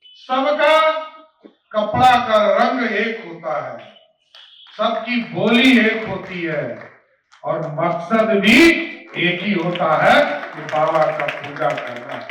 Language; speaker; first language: Hindi; native; Hindi